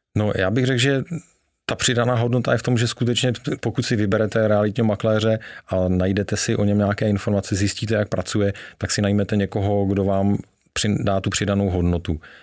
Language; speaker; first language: Czech; native; Czech